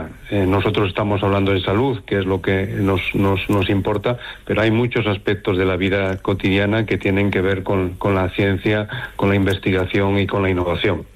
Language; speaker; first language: Spanish; native; Spanish